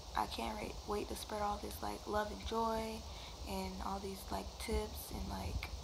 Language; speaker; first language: English; native; English